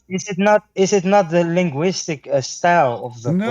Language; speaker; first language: English; non-native, learner; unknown